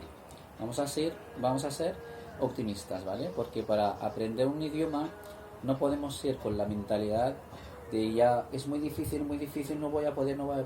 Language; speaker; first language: Spanish; non-native, fluent; Arabic